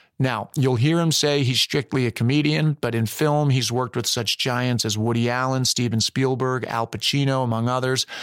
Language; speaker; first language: English; native; English